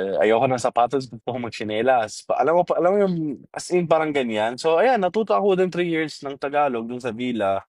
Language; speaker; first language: Filipino; non-native, fluent; Arabic